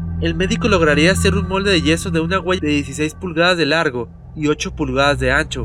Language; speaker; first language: Spanish; native; Spanish